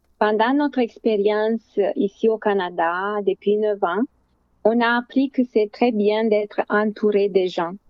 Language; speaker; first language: French; non-native, fluent; Romanian